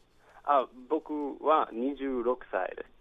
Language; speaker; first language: Japanese; non-native, fluent; English